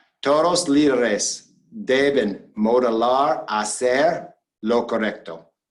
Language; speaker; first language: Spanish; non-native, learner; English